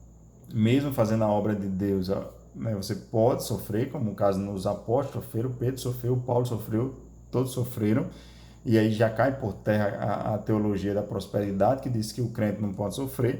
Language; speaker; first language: Portuguese; native; Portuguese